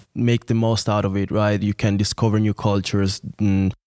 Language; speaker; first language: English; non-native, fluent; Italian